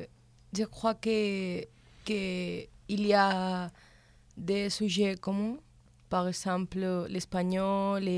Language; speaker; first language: French; non-native, learner; Spanish